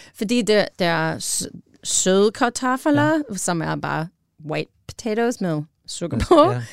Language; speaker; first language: Danish; non-native, fluent; English